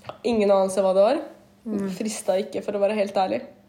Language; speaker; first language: Norwegian; native; Norwegian